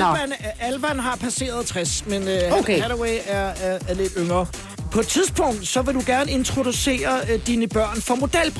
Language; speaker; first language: Danish; native; Danish